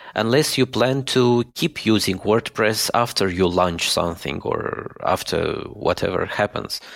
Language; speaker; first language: English; non-native, fluent; Romanian